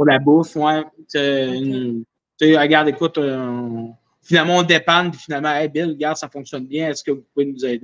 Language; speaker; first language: French; native; French